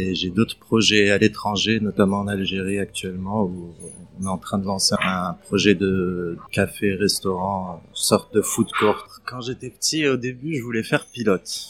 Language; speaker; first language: French; non-native, fluent; Arabic